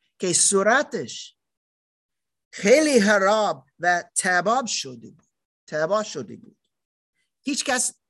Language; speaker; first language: Persian; non-native, learner; German